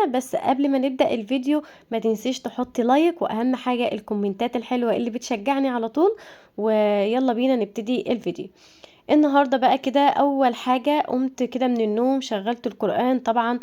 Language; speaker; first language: Arabic; native; Arabic